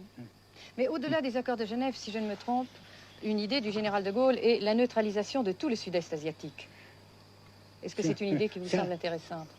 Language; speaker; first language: French; native; French